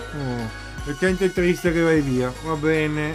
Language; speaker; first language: Italian; native; Italian